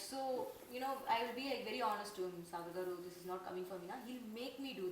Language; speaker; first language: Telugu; non-native, learner; Tamil